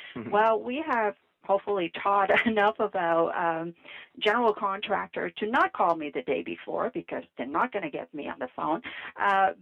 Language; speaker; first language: English; non-native, fluent; Vietnamese